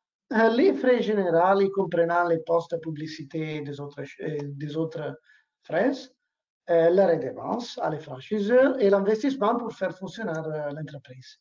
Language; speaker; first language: French; non-native, learner; Italian